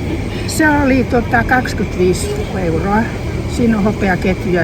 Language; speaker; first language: Finnish; native; Finnish